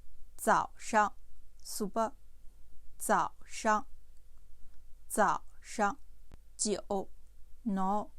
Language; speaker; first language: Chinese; non-native, fluent; Urdu